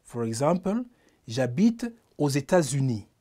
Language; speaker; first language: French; non-native, fluent; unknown